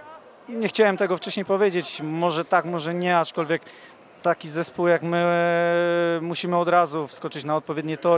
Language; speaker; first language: Polish; native; Polish